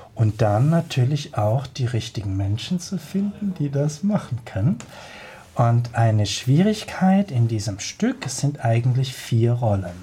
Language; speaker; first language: German; native; German